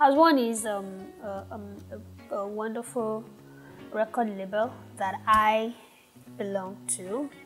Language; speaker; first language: English; non-native, local second language; Yoruba